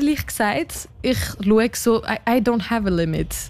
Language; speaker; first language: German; non-native, local second language; French